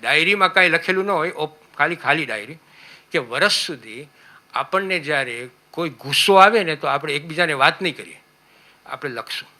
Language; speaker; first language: Gujarati; early bilingual, heritage; Gujarati